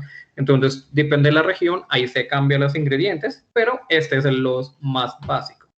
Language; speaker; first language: Spanish; non-native, fluent; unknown